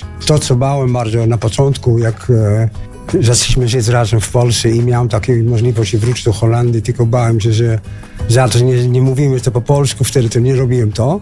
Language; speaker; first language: Polish; non-native, learner; Dutch